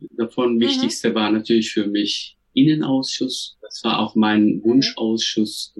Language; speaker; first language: German; non-native, fluent; Turkish